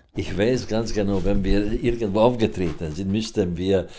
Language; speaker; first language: German; non-native, fluent; Hungarian